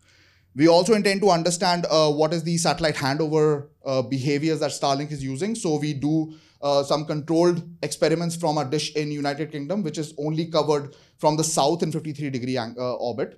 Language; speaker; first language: English; non-native, fluent; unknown